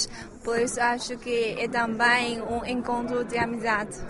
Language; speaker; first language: Portuguese; non-native, fluent; Chinese